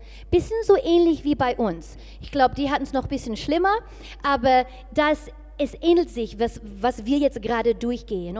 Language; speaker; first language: German; non-native, fluent; English